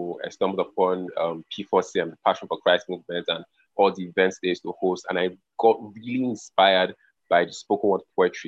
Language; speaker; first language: English; non-native, local second language; Igbo